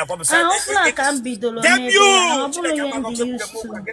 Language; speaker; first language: Igbo; native; Igbo